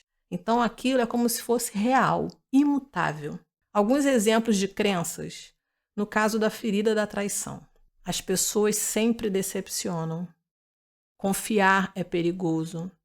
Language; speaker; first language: Portuguese; native; Portuguese